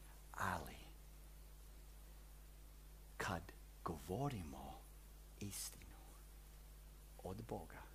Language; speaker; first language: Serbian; early bilingual, heritage; Serbian